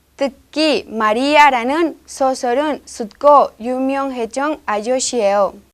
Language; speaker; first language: Korean; non-native, learner; Spanish